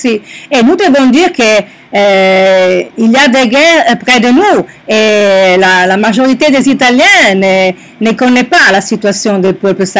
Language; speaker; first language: French; non-native, learner; Italian